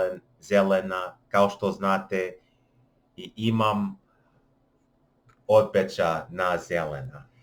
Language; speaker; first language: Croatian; non-native, learner; English